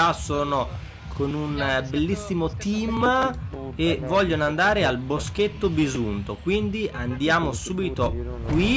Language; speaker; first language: Italian; native; Italian